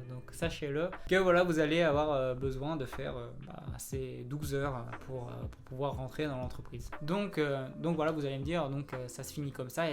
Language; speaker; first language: French; native; French